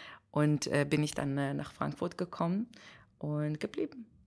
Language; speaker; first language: German; non-native, fluent; Hebrew